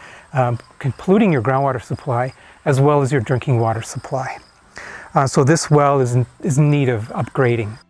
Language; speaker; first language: English; native; English